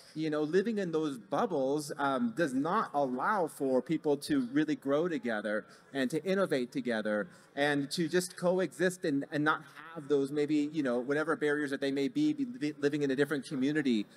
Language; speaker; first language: English; native; English